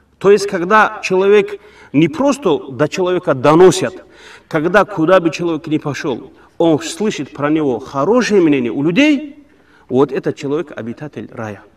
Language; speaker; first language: Russian; non-native, local second language; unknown